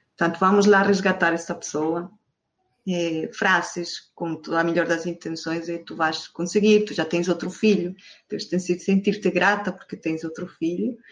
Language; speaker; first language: Portuguese; non-native, fluent; Spanish